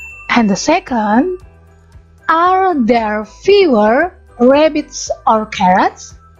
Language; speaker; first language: English; non-native, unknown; Indonesian